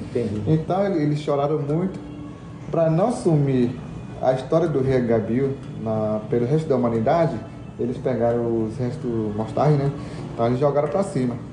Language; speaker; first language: Portuguese; non-native, local second language; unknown